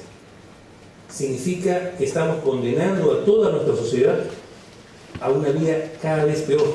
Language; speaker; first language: Spanish; native; Spanish